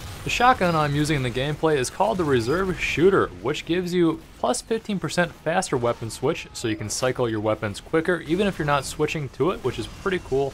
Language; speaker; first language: English; native; English